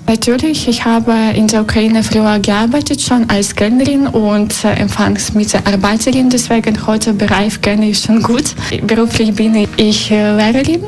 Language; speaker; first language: German; non-native, learner; Russian